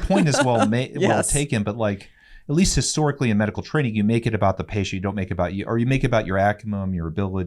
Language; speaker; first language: English; native; English